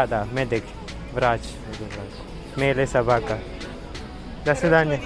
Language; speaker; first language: Russian; non-native, learner; Malayalam